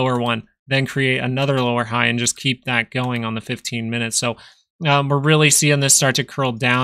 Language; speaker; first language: English; native; English